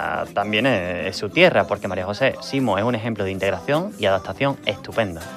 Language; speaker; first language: Spanish; native; Spanish